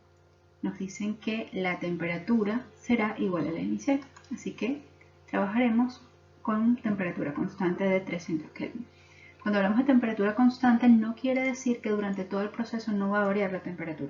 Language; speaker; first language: Spanish; native; Spanish